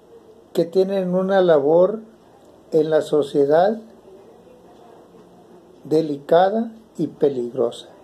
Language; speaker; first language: Spanish; native; Spanish